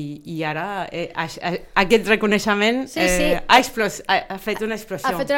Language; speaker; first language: Catalan; non-native, fluent; Spanish